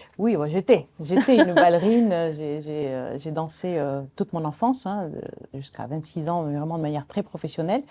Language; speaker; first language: French; non-native, local second language; Arabic